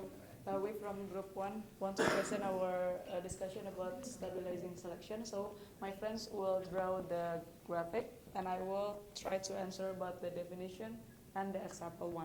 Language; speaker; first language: English; non-native, learner; Indonesian